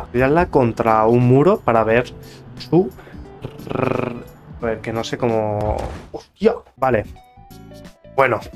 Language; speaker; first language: Spanish; native; Spanish